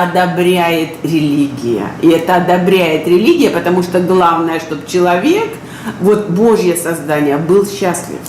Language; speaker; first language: Russian; native; Russian